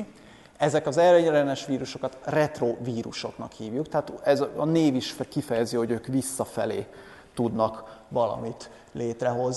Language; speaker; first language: Hungarian; native; Hungarian